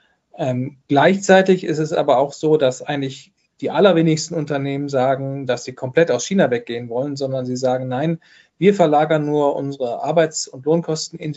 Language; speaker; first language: German; native; German